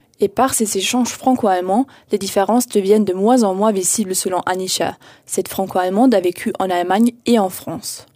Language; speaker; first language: French; native; French